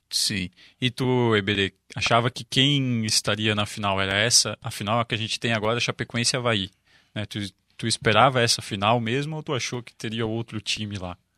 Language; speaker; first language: Portuguese; native; Portuguese